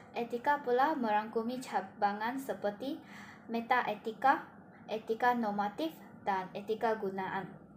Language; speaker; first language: Malay; non-native, local second language; Chinese